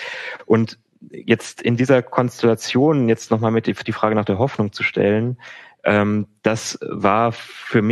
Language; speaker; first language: German; native; German